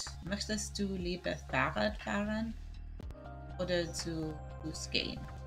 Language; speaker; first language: German; non-native, learner; Spanish